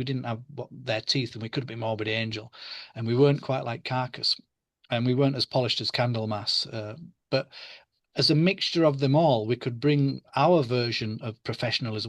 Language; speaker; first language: English; native; English